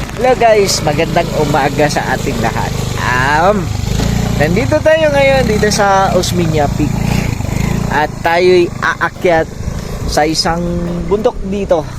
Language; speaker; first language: Filipino; non-native, local second language; Cebuano